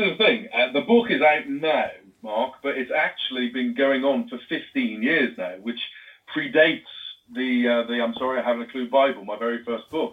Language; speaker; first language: English; native; English